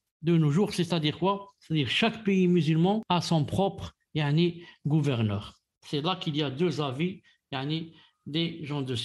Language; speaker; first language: French; non-native, local second language; Arabic